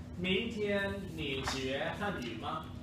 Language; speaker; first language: Chinese; non-native, fluent; Thai